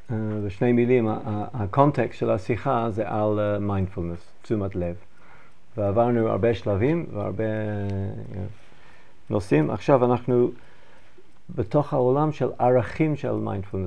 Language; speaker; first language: Hebrew; non-native, learner; English